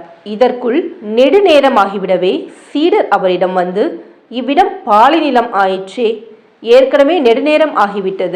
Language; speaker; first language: Tamil; native; Tamil